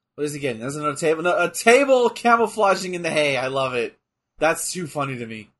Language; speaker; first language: English; native; English